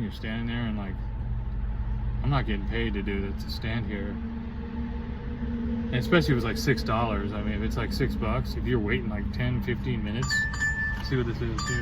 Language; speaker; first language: English; native; English